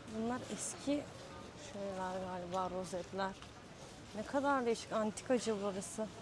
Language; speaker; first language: Turkish; native; Turkish